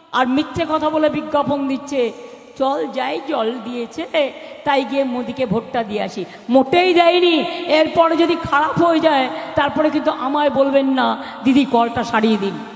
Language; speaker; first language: Bangla; native; Bangla